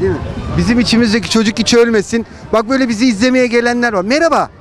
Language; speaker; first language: Turkish; native; Turkish